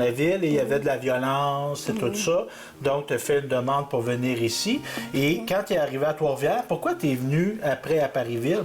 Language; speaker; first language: French; native; French